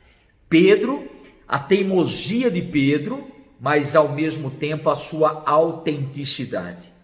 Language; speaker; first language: Portuguese; native; Portuguese